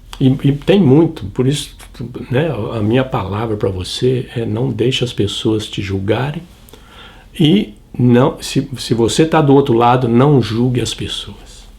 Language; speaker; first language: Portuguese; native; Portuguese